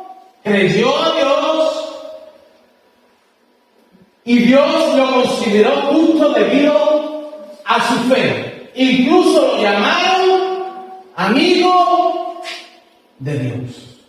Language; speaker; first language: Spanish; native; Spanish